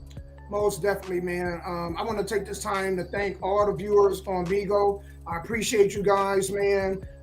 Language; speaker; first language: English; native; English